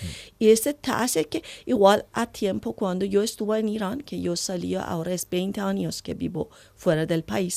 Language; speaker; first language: Spanish; non-native, learner; Persian